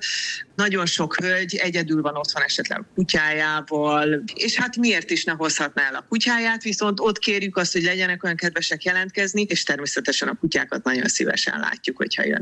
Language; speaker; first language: Hungarian; native; Hungarian